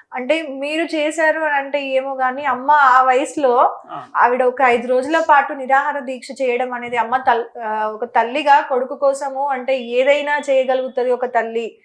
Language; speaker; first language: Telugu; native; Telugu